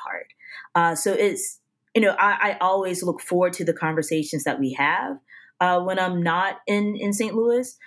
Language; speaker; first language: English; native; English